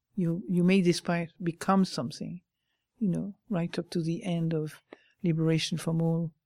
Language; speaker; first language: English; non-native, fluent; French